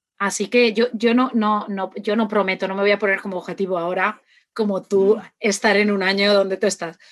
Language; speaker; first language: Spanish; native; Spanish